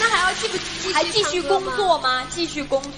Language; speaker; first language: Chinese; native; Chinese